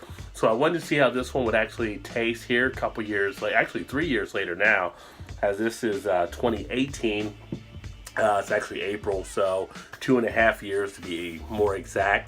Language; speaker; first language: English; native; English